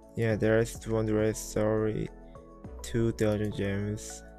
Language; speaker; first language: English; non-native, learner; Korean